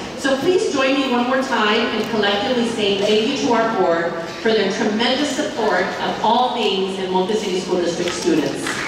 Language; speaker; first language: English; early bilingual, other home language; Spanish